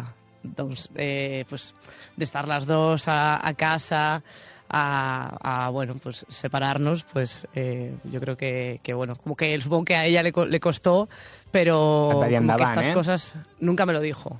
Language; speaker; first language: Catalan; non-native, learner; Spanish